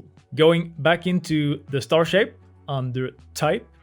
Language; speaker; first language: English; non-native, fluent; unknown